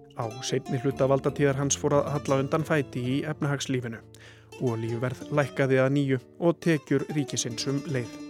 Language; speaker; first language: Icelandic; native; Icelandic